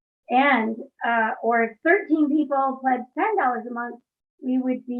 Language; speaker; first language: English; native; English